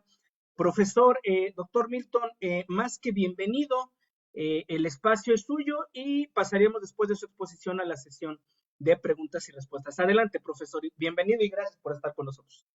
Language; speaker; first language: Spanish; native; Spanish